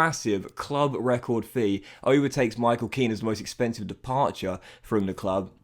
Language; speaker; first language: English; native; English